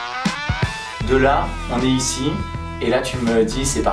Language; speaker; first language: French; native; French